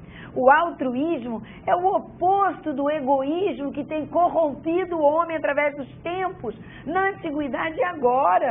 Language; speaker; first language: Portuguese; native; Portuguese